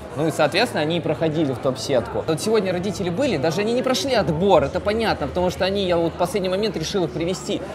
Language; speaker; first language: Russian; native; Russian